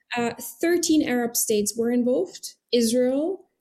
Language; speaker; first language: English; non-native, fluent; German